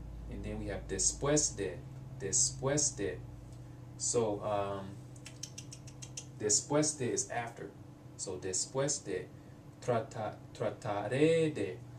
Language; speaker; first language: Spanish; non-native, learner; English